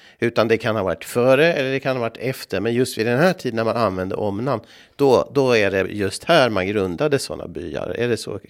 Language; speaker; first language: Swedish; native; Swedish